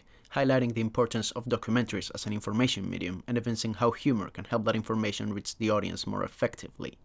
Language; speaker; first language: English; non-native, fluent; Spanish